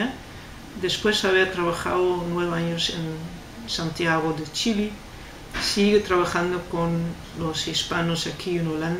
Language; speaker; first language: Spanish; non-native, fluent; Dutch